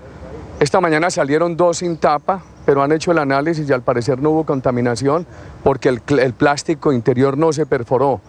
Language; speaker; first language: Spanish; native; Spanish